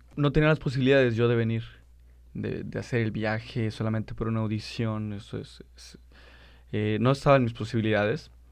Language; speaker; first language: Spanish; native; Spanish